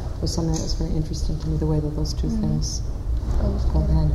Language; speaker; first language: English; native; English